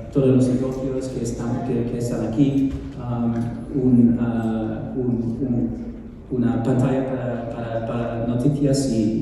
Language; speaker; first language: Spanish; non-native, fluent; English